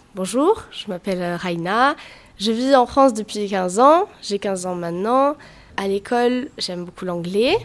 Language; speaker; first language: French; early bilingual, other home language; Turkish